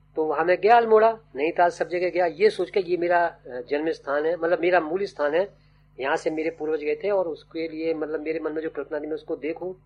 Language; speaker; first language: Hindi; native; Hindi